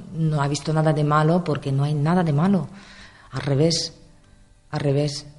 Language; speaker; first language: Spanish; non-native, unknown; Italian